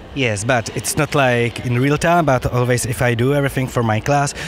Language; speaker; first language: English; non-native, fluent; Czech